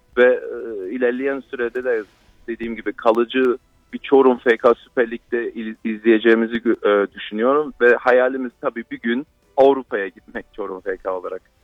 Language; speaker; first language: Turkish; early bilingual, heritage; Turkish